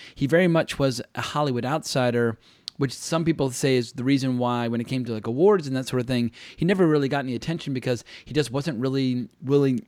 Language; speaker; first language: English; native; English